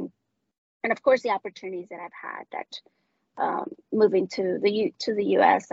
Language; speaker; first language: English; non-native, fluent; Spanish